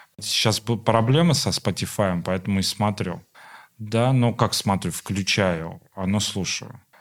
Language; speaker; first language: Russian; non-native, local second language; Armenian